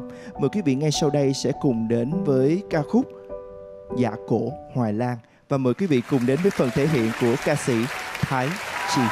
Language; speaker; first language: Vietnamese; native; Vietnamese